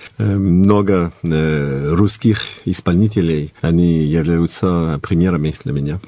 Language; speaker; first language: Russian; non-native, fluent; French